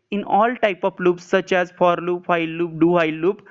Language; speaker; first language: English; non-native, local second language; Marathi